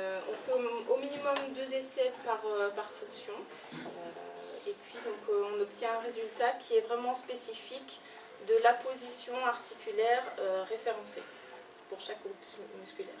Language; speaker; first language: French; native; French